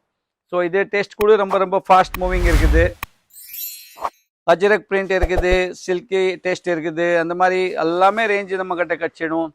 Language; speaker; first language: Tamil; non-native, fluent; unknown